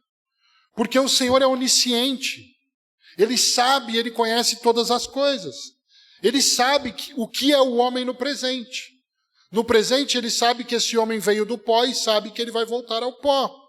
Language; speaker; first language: Portuguese; native; Portuguese